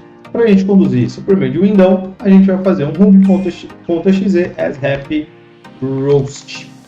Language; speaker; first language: Portuguese; native; Portuguese